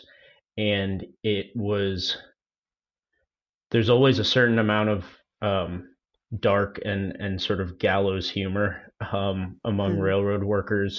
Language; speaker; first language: English; native; English